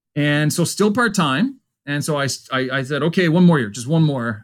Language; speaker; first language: English; native; English